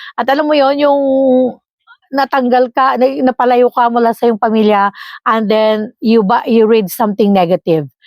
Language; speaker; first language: Filipino; non-native, local second language; Iloko